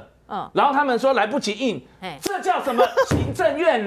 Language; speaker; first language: Chinese; native; Chinese